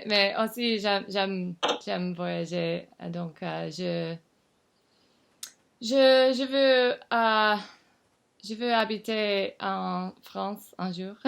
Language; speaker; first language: French; non-native, learner; English